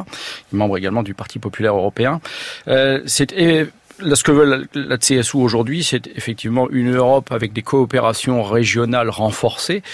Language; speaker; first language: French; native; French